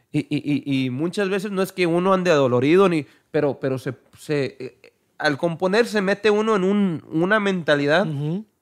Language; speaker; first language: Spanish; early bilingual, heritage; Spanish